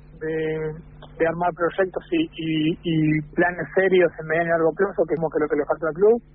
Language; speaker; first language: Spanish; native; Spanish